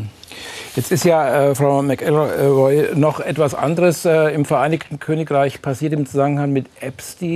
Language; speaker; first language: German; native; German